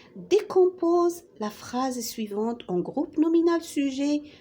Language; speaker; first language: French; non-native, local second language; Arabic